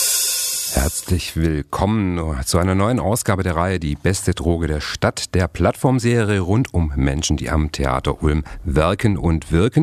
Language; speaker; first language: German; native; German